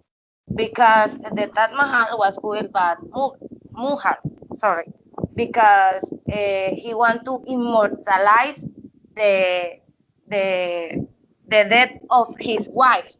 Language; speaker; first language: English; non-native, learner; Spanish